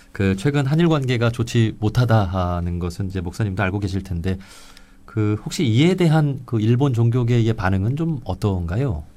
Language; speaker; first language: Korean; native; Korean